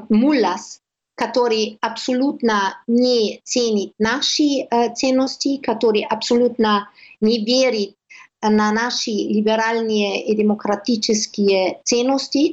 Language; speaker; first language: Russian; non-native, learner; German